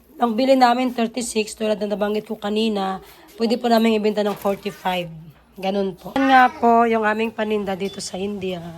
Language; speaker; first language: Filipino; native; Filipino